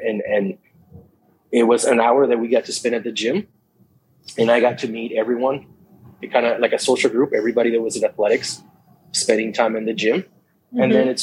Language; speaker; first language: English; non-native, fluent; Spanish